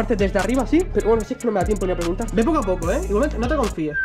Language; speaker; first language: Spanish; native; Spanish